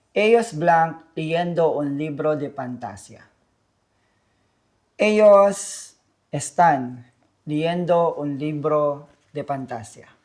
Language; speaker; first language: Spanish; non-native, learner; Filipino